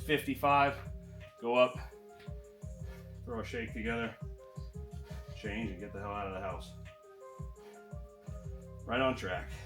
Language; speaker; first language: English; native; English